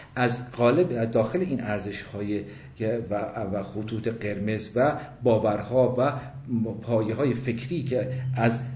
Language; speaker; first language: Persian; early bilingual, other home language; English